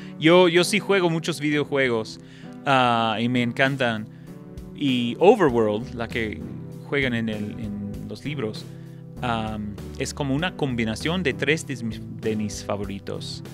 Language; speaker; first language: Spanish; non-native, fluent; English